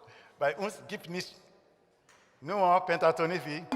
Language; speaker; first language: German; non-native, learner; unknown